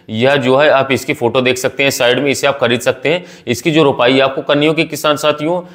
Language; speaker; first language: Hindi; native; Hindi